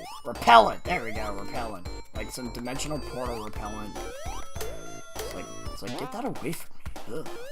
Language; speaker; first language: English; native; English